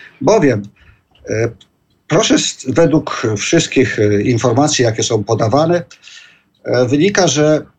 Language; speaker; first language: Polish; native; Polish